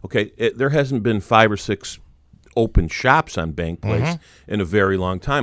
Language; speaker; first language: English; native; English